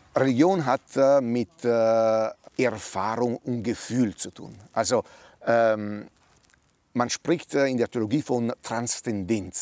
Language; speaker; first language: German; non-native, fluent; Italian